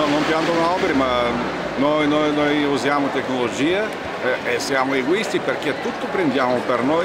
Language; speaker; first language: Italian; non-native, learner; Bulgarian